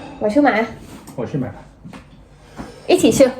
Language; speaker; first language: Chinese; non-native, learner; Thai